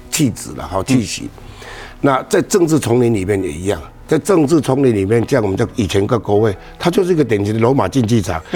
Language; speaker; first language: Chinese; native; Chinese